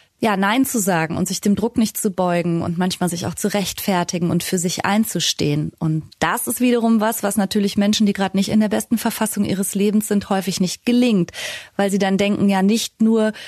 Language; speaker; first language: German; native; German